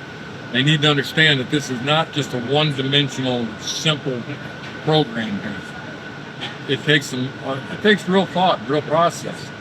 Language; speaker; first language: English; native; English